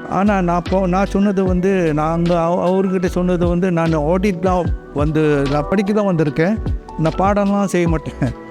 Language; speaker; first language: Tamil; non-native, local second language; Chinese